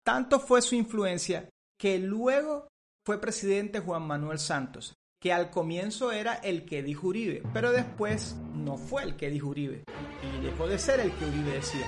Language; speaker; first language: Spanish; native; Spanish